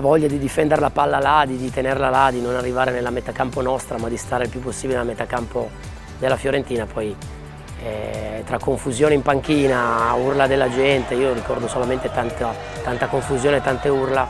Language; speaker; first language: Italian; native; Italian